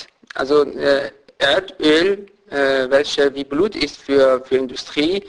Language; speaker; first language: German; non-native, fluent; Persian